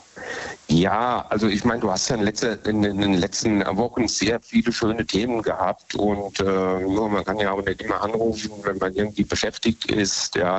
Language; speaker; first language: German; native; German